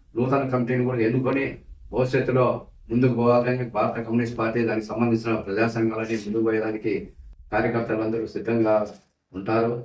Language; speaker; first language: Telugu; native; Telugu